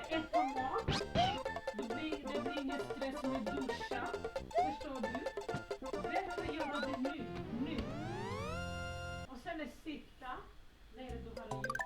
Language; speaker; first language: Swedish; non-native, fluent; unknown